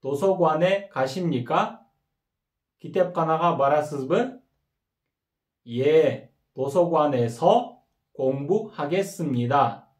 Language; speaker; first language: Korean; non-native, fluent; Kyrgyz